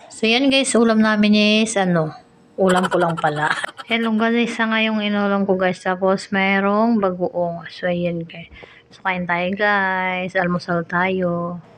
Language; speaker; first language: Filipino; non-native, local second language; Cebuano